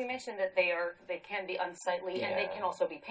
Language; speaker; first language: English; native; English